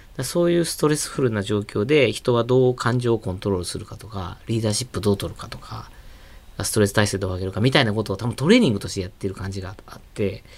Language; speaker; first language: Japanese; native; Japanese